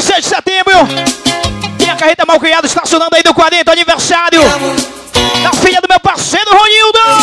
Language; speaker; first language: Portuguese; native; Portuguese